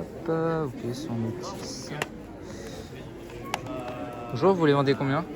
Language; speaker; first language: French; native; French